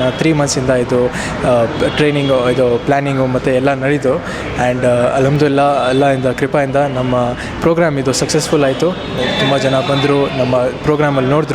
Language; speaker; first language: Kannada; non-native, local second language; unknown